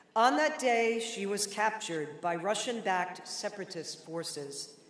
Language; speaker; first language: English; native; English